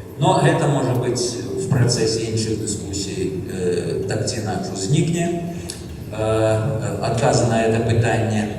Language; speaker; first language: Belarusian; native; Belarusian